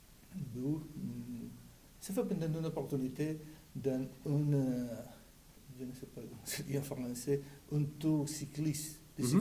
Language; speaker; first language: French; non-native, learner; Spanish